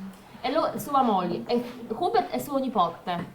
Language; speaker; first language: Italian; non-native, learner; Polish